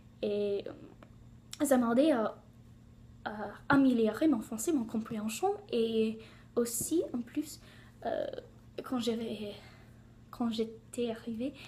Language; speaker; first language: French; non-native, learner; English